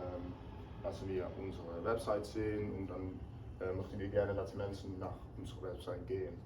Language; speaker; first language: German; non-native, learner; Dutch